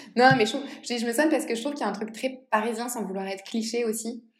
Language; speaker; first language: French; native; French